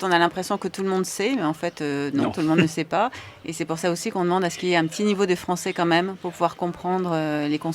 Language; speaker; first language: French; native; French